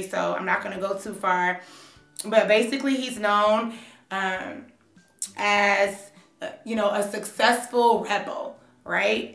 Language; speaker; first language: English; native; English